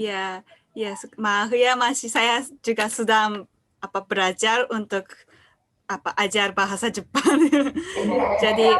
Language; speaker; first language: Indonesian; non-native, learner; Japanese